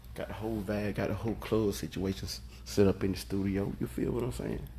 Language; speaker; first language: English; native; English